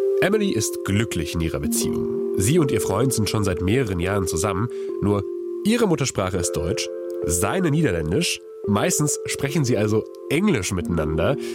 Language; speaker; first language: German; non-native, fluent; Polish